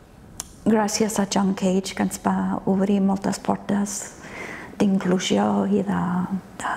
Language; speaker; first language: Catalan; non-native, fluent; English